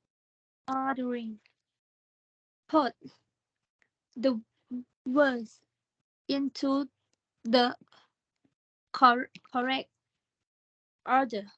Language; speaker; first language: English; non-native, learner; Thai